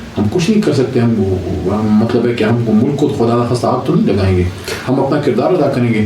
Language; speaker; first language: Urdu; non-native, local second language; Pashto